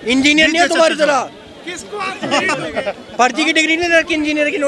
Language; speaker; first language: Hindi; native; Hindi